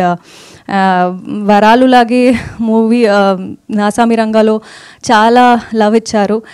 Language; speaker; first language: Telugu; non-native, fluent; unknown